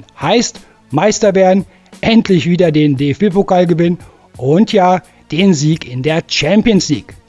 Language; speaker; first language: German; native; German